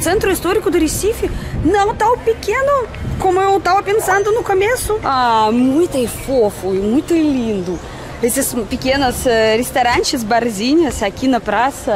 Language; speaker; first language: Portuguese; non-native, fluent; Russian